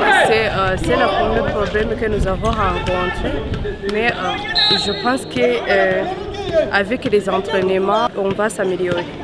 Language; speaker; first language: French; non-native, local second language; Rundi